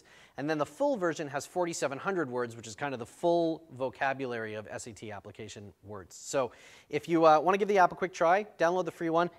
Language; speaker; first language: English; native; English